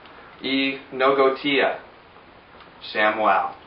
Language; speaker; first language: Spanish; non-native, learner; English